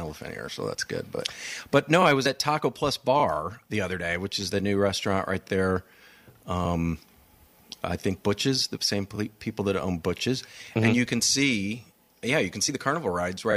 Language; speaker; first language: English; native; English